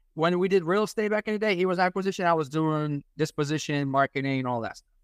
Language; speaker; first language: English; non-native, fluent; Arabic